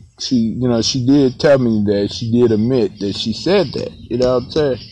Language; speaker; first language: English; native; English